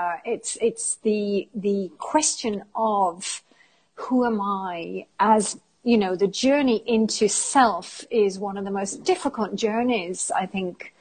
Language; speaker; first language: English; native; English